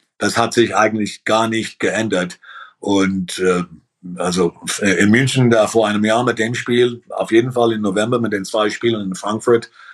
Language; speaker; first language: German; early bilingual, heritage; German